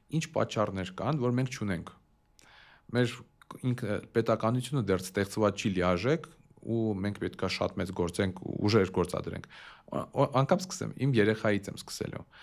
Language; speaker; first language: Armenian; early bilingual, heritage; Armenian